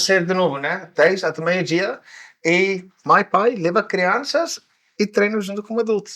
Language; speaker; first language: Portuguese; non-native, learner; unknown